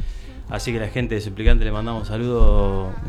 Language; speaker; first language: Spanish; native; Spanish